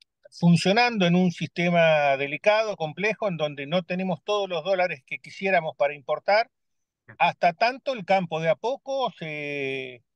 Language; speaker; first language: Spanish; native; Spanish